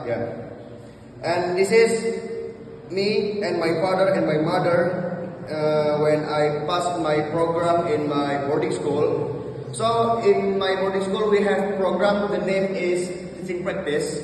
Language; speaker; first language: English; non-native, learner; Indonesian